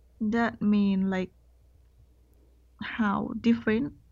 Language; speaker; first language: English; non-native, learner; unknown